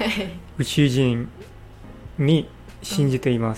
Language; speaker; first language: Japanese; non-native, learner; English